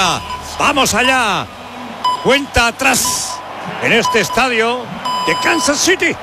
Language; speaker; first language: Spanish; native; Spanish